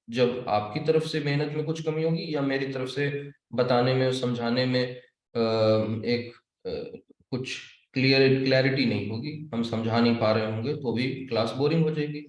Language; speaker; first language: Urdu; native; Urdu